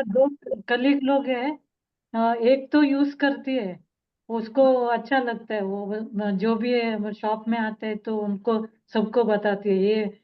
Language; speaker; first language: Hindi; non-native, local second language; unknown